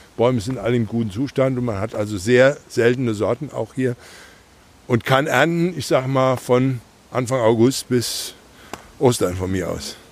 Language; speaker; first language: German; native; German